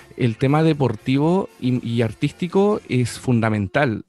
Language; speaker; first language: Spanish; native; Spanish